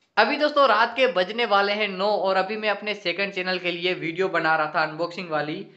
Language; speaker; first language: Hindi; non-native, local second language; Gujarati